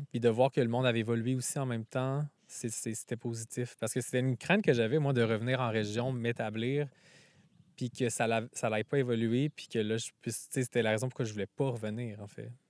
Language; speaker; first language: French; native; French